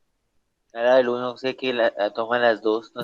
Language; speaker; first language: Spanish; native; Spanish